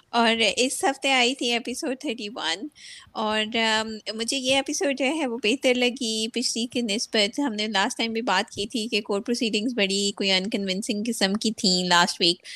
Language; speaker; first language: Urdu; native; Urdu